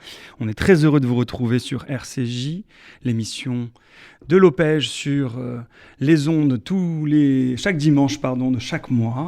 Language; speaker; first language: French; native; French